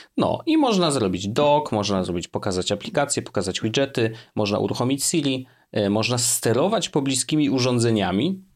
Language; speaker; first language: Polish; native; Polish